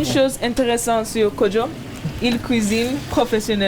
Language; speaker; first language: French; non-native, learner; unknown